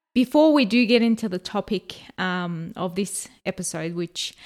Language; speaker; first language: English; native; English